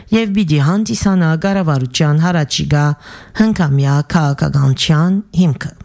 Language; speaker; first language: Armenian; early bilingual, heritage; Armenian